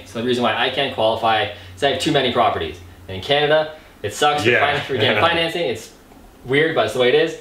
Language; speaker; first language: English; native; English